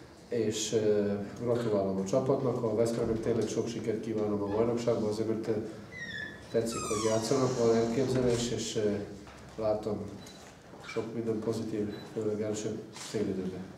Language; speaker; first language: Hungarian; non-native, fluent; Croatian